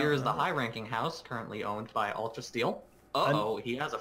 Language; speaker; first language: English; native; English